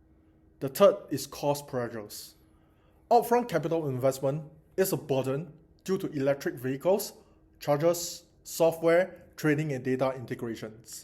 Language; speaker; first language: English; non-native, learner; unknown